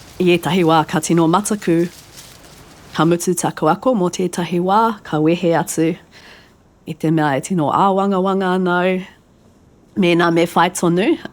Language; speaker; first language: Māori; non-native, local second language; English